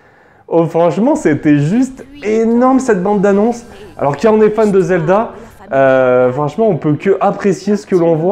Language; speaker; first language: French; native; French